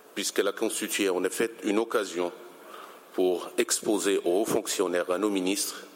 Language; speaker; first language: French; non-native, local second language; Arabic